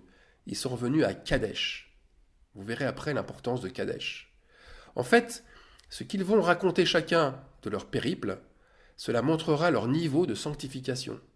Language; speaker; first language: French; native; French